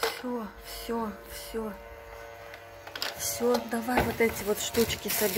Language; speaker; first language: Russian; native; Russian